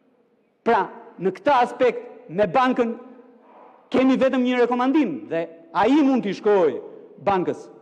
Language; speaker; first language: Albanian; native; Albanian